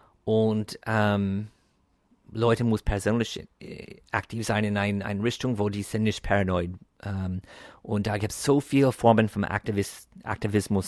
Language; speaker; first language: German; non-native, fluent; English